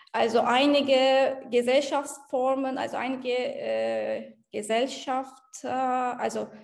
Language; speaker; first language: German; non-native, fluent; Turkish